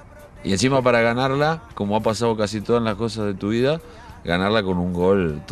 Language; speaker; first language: Spanish; native; Spanish